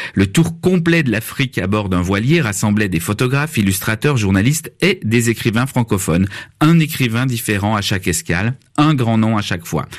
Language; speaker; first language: French; native; French